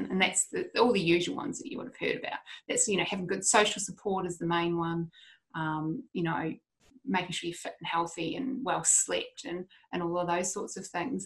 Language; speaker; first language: English; native; English